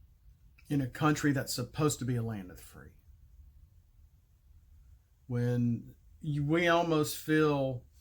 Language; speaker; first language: English; native; English